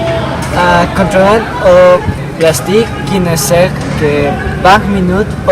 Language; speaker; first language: French; non-native, learner; Spanish